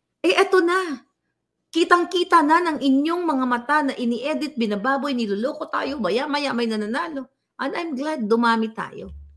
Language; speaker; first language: Filipino; native; Filipino